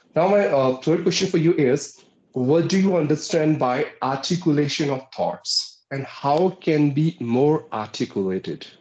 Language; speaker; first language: English; non-native, local second language; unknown